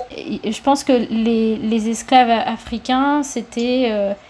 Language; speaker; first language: French; early bilingual, other home language; Spanish